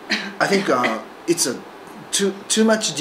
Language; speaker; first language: English; non-native, learner; Japanese